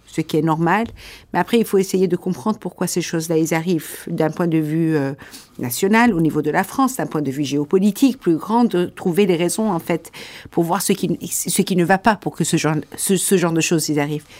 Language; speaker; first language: French; non-native, fluent; Persian